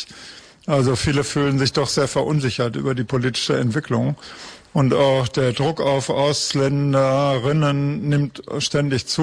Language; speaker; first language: German; native; German